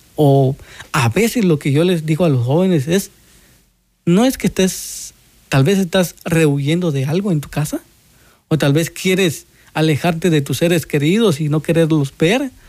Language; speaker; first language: Spanish; native; Spanish